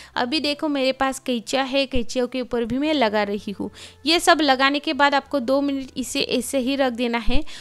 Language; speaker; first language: Hindi; non-native, local second language; Marathi